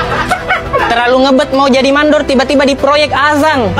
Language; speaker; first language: Indonesian; native; Indonesian